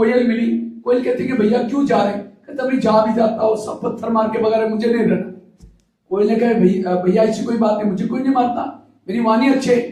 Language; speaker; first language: Hindi; non-native, local second language; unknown